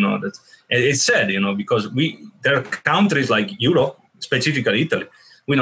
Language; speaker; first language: English; non-native, fluent; Italian